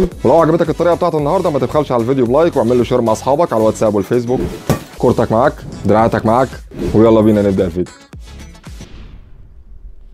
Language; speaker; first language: Arabic; native; Arabic